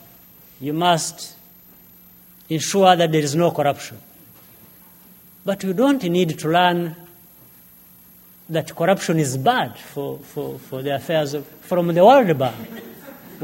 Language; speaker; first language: English; non-native, local second language; Kinyarwanda